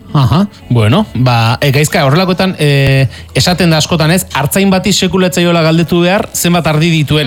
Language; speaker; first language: Basque; native; Basque